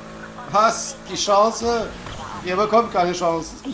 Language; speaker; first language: German; non-native, fluent; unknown